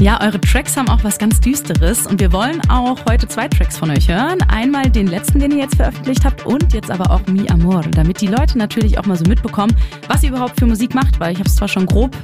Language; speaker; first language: German; native; German